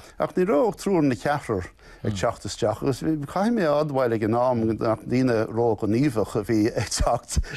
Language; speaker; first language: Irish; non-native, local second language; English